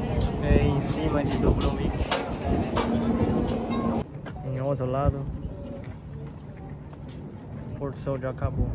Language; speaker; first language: Portuguese; non-native, fluent; Chinese